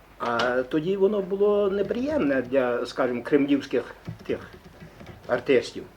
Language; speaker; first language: Ukrainian; native; Ukrainian